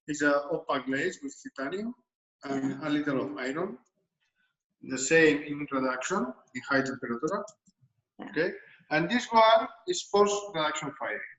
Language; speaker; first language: English; non-native, learner; Spanish